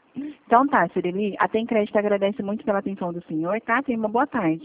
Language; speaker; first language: Portuguese; native; Portuguese